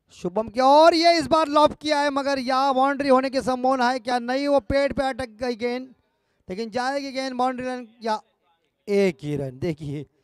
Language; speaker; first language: Hindi; non-native, local second language; Marathi